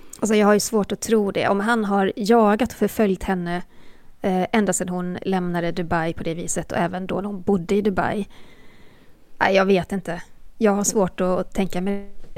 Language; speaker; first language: Swedish; native; Swedish